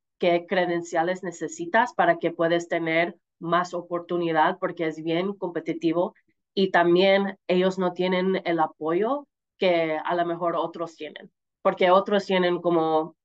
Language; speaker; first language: Spanish; early bilingual, heritage; Spanish